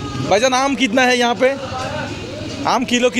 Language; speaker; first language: Hindi; non-native, learner; Bangla